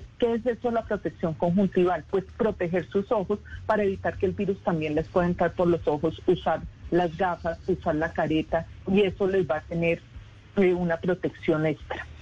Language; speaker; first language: Spanish; native; Spanish